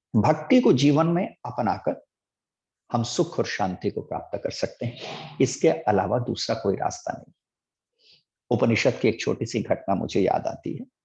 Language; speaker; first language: Hindi; native; Hindi